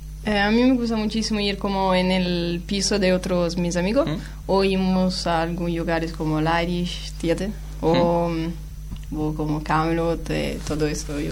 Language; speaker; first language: Spanish; non-native, learner; Italian